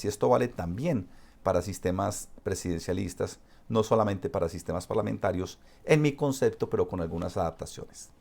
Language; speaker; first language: Spanish; native; Spanish